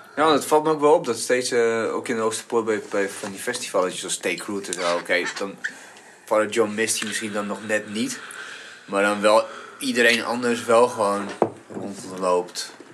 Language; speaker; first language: Dutch; early bilingual, other home language; Bulgarian